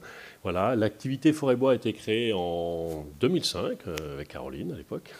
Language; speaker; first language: French; native; French